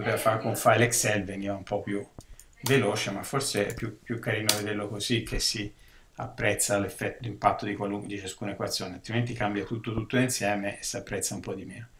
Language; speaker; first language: Italian; native; Italian